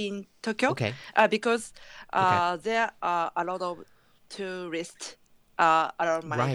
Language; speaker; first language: English; non-native, learner; Japanese